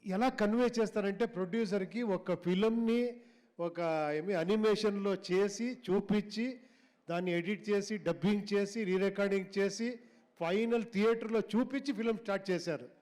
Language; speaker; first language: Telugu; non-native, local second language; Kannada